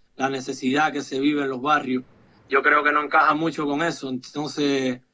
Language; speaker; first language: Spanish; native; Spanish